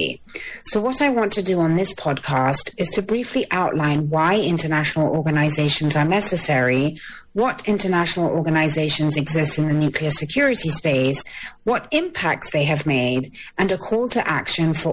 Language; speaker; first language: English; native; English